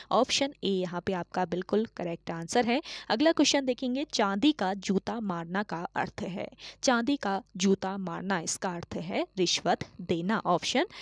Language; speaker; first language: Hindi; native; Hindi